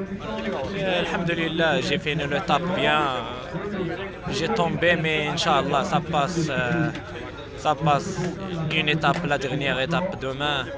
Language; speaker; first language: French; non-native, learner; Arabic